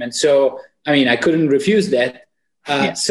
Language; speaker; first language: English; non-native, fluent; Italian